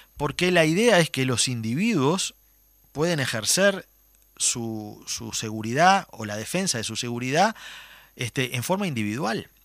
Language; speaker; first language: Spanish; native; Spanish